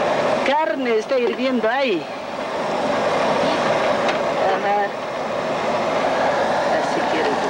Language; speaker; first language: Spanish; non-native, local second language; Quechua